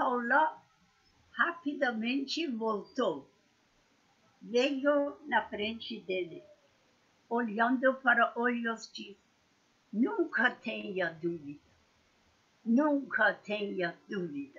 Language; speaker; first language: Portuguese; non-native, learner; Persian